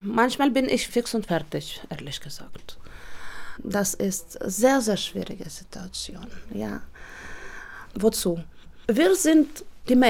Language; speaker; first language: German; non-native, learner; Russian